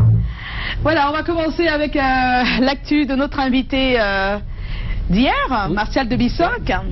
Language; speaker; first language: French; native; French